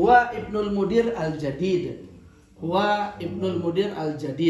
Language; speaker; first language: Arabic; non-native, fluent; Indonesian